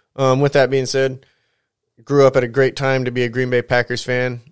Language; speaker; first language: English; native; English